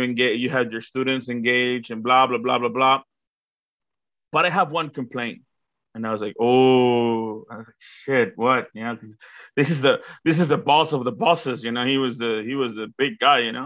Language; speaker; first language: English; non-native, fluent; Spanish